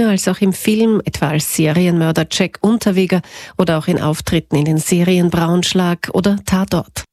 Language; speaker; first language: German; native; German